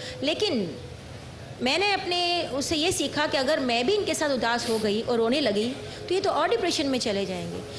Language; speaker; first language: Urdu; native; Urdu